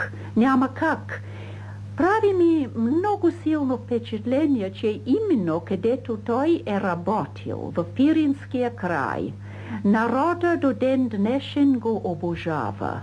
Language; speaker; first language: Bulgarian; non-native, fluent; English